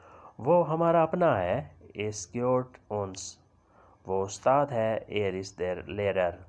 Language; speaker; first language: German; non-native, learner; Urdu